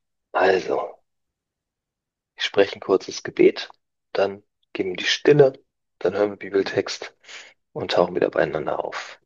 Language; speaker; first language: German; native; German